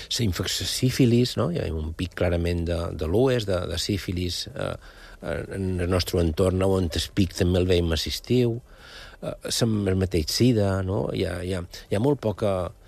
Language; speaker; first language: Catalan; native; Catalan